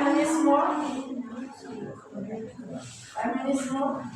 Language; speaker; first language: English; non-native, learner; Indonesian